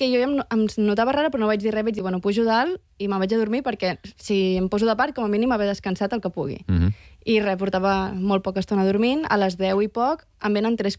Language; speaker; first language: Catalan; native; Catalan